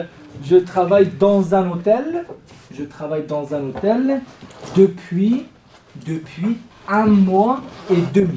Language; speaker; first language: French; non-native, fluent; Kurdish